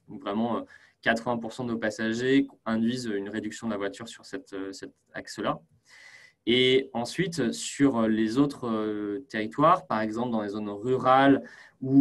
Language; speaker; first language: French; native; French